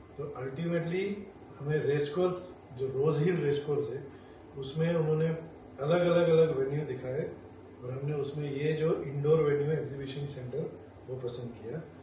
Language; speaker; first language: Hindi; non-native, local second language; Marathi